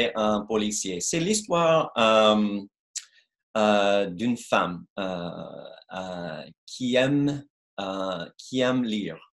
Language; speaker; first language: French; non-native, fluent; English